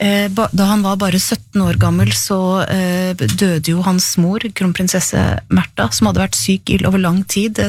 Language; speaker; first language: Norwegian; native; Norwegian